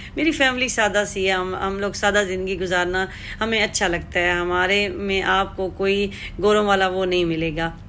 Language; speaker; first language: Urdu; non-native, local second language; Punjabi